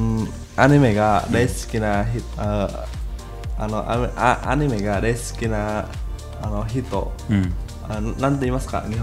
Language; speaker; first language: Japanese; non-native, learner; Indonesian